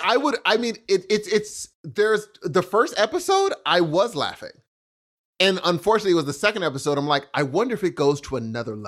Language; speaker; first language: English; native; English